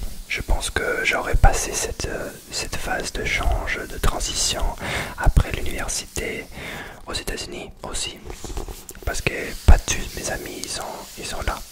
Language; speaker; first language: French; non-native, learner; English